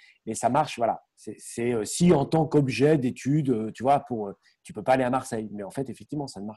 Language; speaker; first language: French; native; French